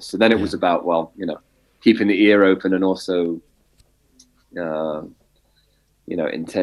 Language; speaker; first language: English; native; English